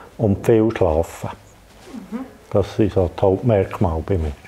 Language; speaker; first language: German; native; German